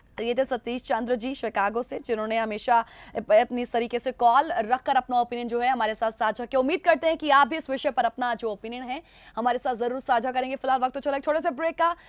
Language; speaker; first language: Hindi; native; Hindi